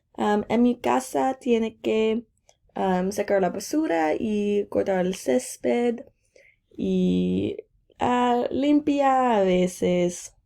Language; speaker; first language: Spanish; non-native, learner; English